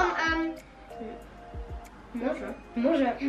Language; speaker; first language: Polish; early bilingual, heritage; Polish